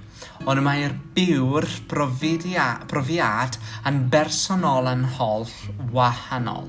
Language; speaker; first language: Welsh; non-native, fluent; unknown